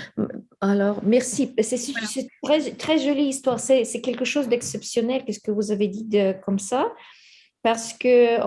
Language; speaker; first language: French; non-native, fluent; Ukrainian